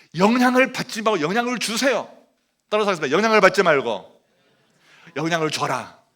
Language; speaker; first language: Korean; native; Korean